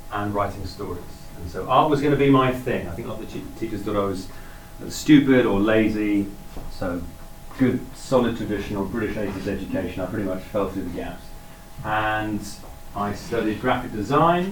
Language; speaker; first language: English; native; English